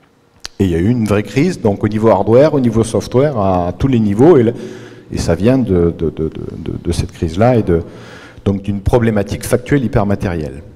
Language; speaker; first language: French; native; French